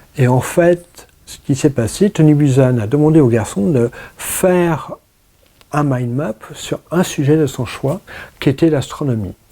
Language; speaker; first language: French; early bilingual, other home language; English